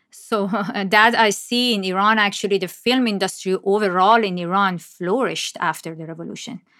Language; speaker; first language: English; non-native, fluent; Persian